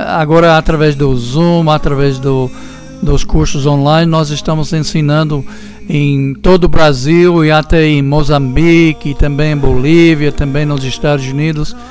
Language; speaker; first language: Portuguese; non-native, fluent; English